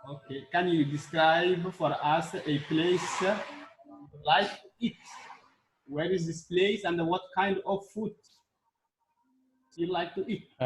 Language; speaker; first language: English; non-native, learner; Arabic